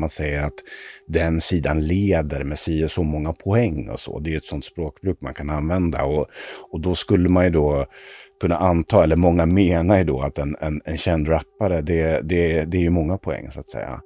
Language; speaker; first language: Swedish; native; Swedish